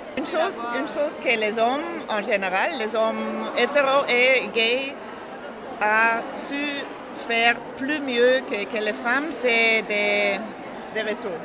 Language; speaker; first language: French; non-native, learner; German